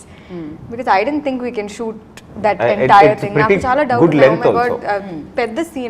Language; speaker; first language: Telugu; non-native, local second language; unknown